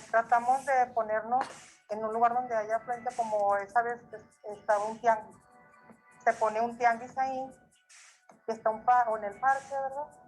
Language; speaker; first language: Spanish; native; Spanish